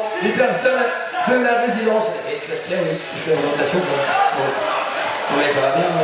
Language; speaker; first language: French; native; French